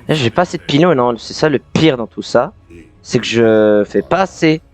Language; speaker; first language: French; native; French